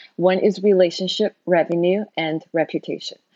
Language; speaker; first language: English; non-native, fluent; Chinese